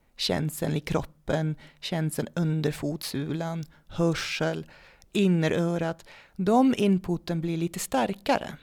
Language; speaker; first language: Swedish; non-native, fluent; Dutch